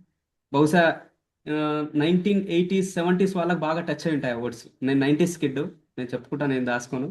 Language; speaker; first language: Telugu; native; Telugu